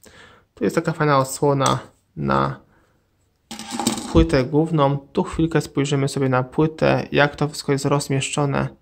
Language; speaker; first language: Polish; native; Polish